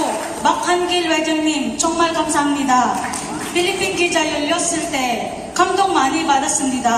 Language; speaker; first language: Korean; non-native, learner; Filipino